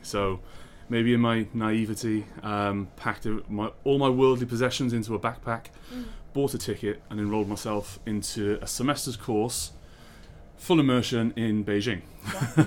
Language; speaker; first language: English; native; English